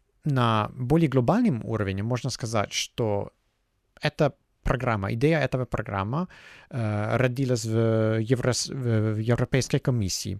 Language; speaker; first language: Russian; non-native, fluent; German